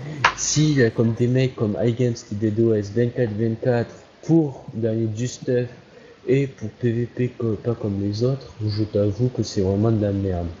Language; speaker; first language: French; native; French